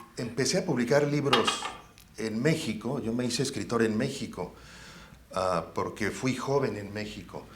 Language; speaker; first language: Spanish; native; Spanish